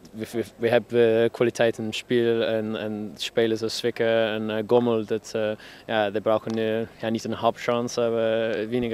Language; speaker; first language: German; non-native, fluent; English